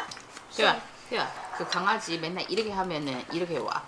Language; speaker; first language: Korean; non-native, fluent; Chinese